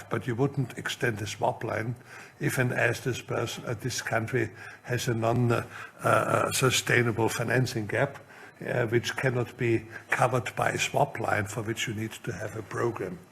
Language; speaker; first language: English; non-native, fluent; German